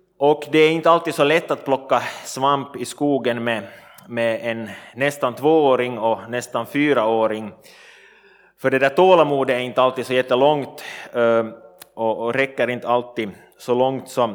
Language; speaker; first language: Swedish; native; Swedish